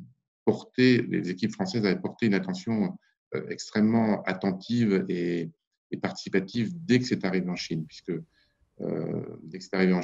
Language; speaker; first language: French; native; French